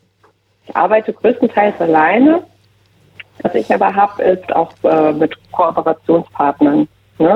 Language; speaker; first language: German; native; German